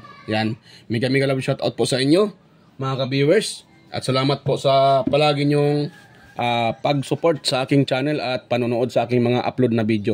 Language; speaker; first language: Filipino; native; Filipino